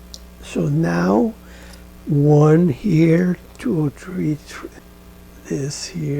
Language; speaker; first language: English; non-native, learner; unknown